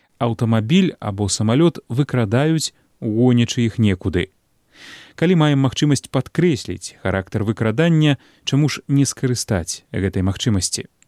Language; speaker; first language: Belarusian; native; Belarusian